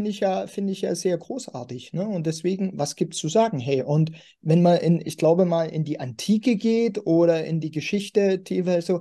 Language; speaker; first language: German; native; German